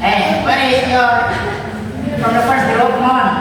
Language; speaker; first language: English; non-native, fluent; Indonesian